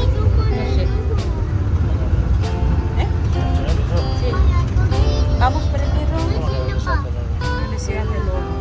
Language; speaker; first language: Spanish; non-native, fluent; Filipino